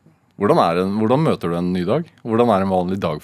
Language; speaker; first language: Norwegian; native; Norwegian